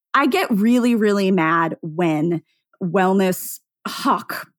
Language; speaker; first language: English; native; English